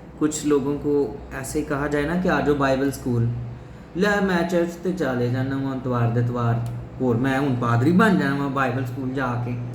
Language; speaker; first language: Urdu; non-native, local second language; Punjabi